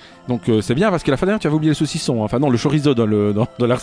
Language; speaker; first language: French; native; French